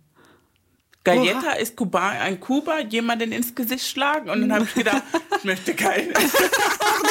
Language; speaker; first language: German; non-native, fluent; Spanish